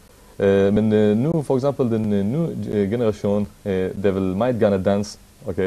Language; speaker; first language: Danish; non-native, learner; Arabic